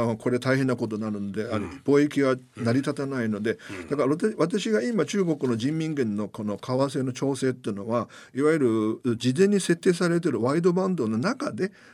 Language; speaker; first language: Japanese; non-native, fluent; Chinese